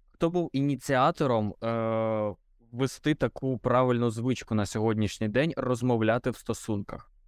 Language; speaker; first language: Ukrainian; non-native, local second language; Russian